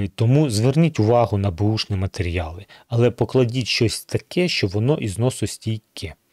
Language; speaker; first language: Ukrainian; non-native, local second language; Russian